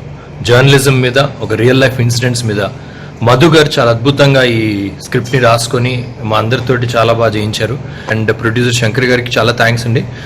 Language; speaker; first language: Telugu; native; Telugu